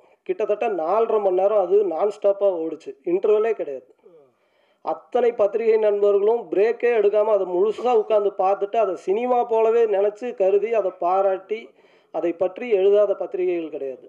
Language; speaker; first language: Tamil; native; Tamil